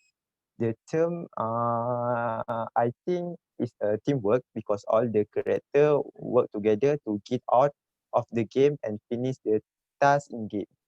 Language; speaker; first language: English; non-native, learner; Malay